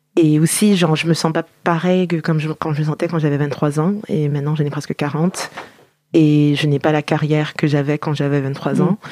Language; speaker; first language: French; native; French